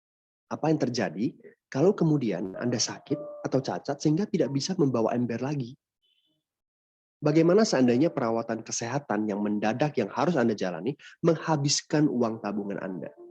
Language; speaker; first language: Indonesian; native; Indonesian